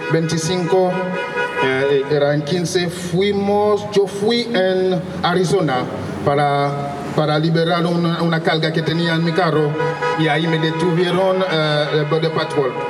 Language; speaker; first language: Spanish; non-native, local second language; Haitian Creole